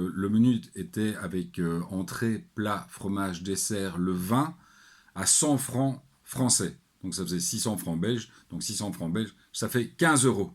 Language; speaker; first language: French; native; French